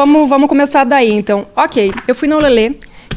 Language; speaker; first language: Portuguese; native; Portuguese